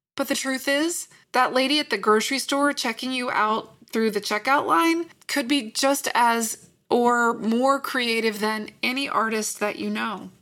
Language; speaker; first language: English; native; English